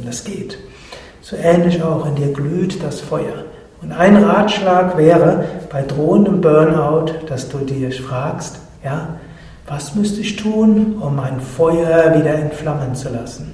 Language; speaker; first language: German; native; German